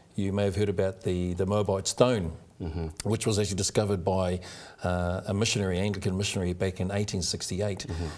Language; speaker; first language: English; native; English